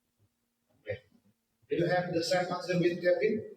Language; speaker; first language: English; non-native, learner; Indonesian